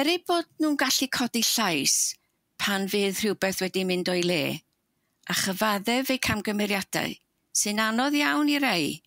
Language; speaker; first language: Welsh; native; Welsh